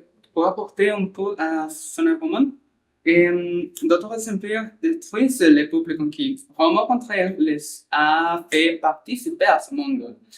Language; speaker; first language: French; non-native, learner; Spanish